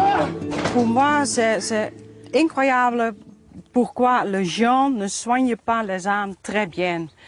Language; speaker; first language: French; non-native, learner; Dutch